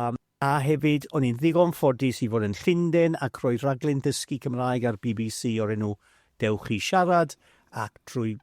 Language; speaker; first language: Welsh; non-native, fluent; English